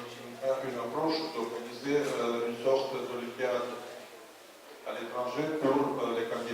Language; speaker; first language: French; non-native, fluent; Russian